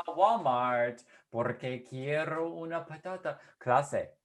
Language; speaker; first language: Spanish; non-native, fluent; English